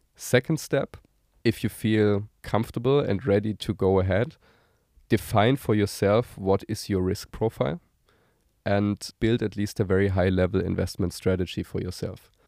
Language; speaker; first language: English; non-native, fluent; German